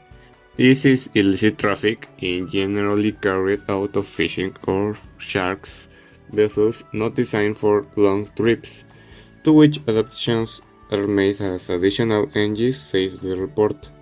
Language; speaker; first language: English; non-native, learner; Spanish